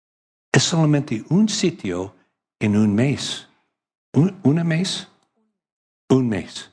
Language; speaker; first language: Spanish; non-native, learner; English